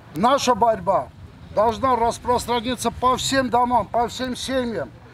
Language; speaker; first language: Russian; non-native, local second language; Armenian